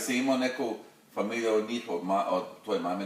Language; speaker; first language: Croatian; early bilingual, heritage; Croatian